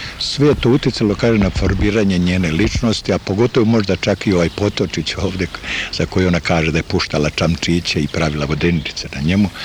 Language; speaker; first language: Serbian; native; Serbian